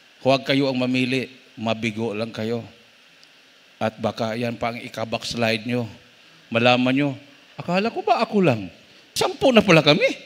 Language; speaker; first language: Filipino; non-native, local second language; Cebuano